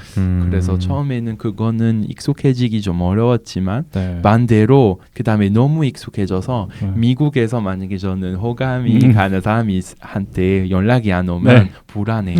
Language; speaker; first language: Korean; non-native, fluent; French